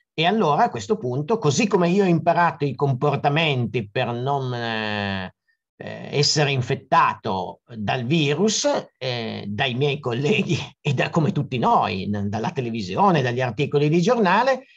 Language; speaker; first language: Italian; native; Italian